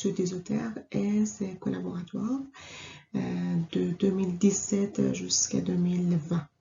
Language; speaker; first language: French; non-native, fluent; Persian